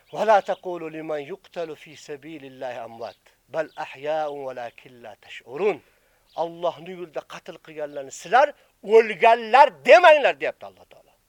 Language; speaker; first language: Uzbek; native; Uzbek